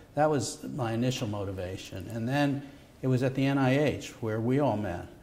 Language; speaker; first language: English; native; English